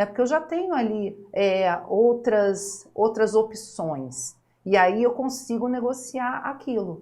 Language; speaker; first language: Portuguese; native; Portuguese